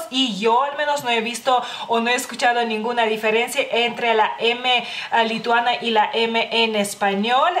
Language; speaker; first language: Spanish; non-native, fluent; Lithuanian